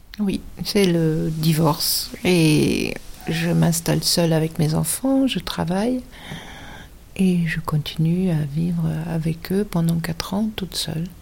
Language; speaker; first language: French; non-native, fluent; German